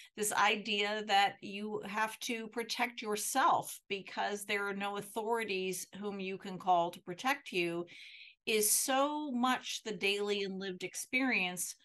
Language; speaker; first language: English; native; English